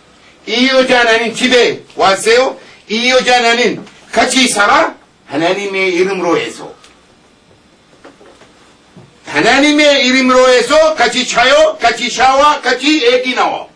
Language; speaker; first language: Korean; non-native, learner; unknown